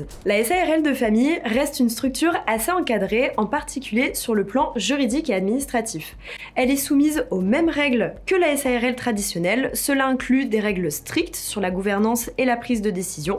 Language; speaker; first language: French; native; French